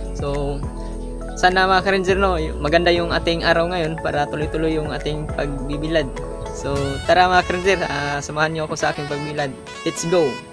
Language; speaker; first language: Filipino; non-native, local second language; Cebuano